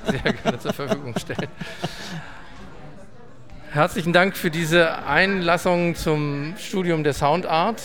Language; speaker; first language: German; native; German